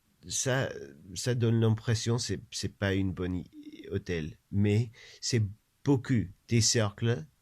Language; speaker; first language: French; non-native, learner; English